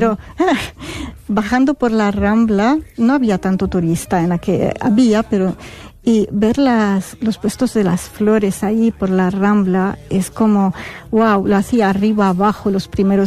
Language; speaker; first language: Spanish; non-native, fluent; Arabic